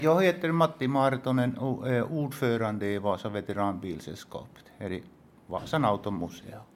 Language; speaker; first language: Swedish; non-native, local second language; Finnish